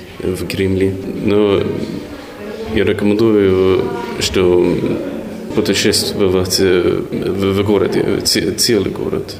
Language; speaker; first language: Russian; non-native, learner; Swedish